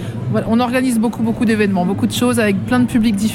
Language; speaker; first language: French; native; French